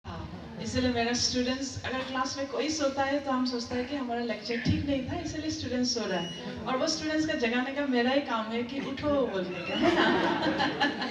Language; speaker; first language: Hindi; non-native, local second language; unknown